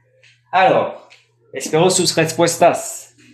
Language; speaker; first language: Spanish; non-native, fluent; French